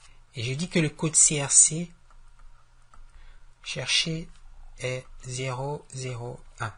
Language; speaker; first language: French; native; French